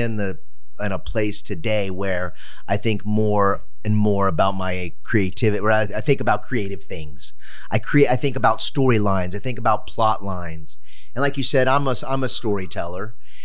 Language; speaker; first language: English; native; English